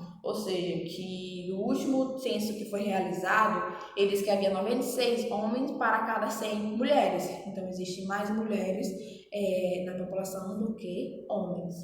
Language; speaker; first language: Portuguese; native; Portuguese